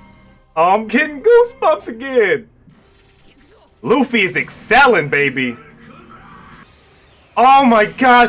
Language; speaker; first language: English; native; English